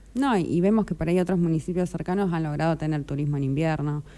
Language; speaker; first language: Spanish; native; Spanish